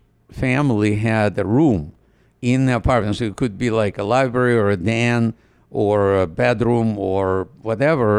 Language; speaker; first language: English; non-native, fluent; Ukrainian